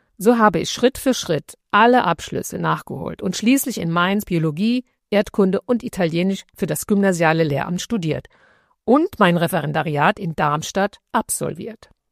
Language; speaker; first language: German; early bilingual, other home language; Italian